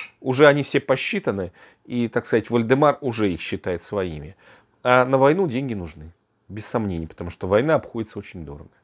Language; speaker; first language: Russian; native; Russian